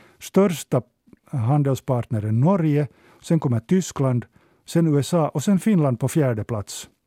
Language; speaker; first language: Swedish; native; Swedish